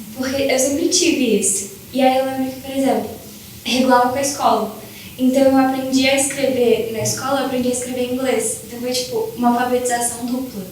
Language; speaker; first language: Portuguese; native; Portuguese